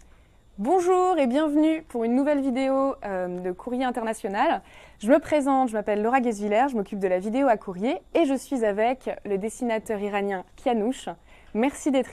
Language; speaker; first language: French; native; French